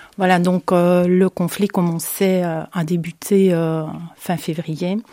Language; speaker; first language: French; non-native, fluent; Ukrainian